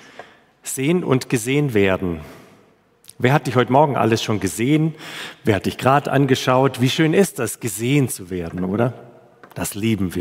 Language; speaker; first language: German; native; German